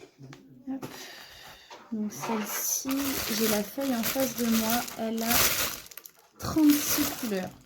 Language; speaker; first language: French; native; French